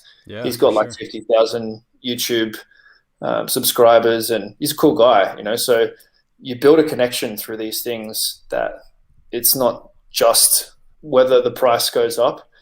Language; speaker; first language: English; native; English